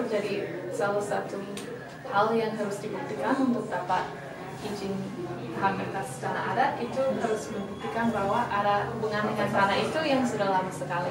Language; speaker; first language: Indonesian; non-native, fluent; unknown